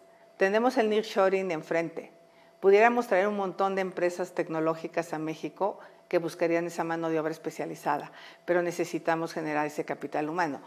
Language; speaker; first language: Spanish; native; Spanish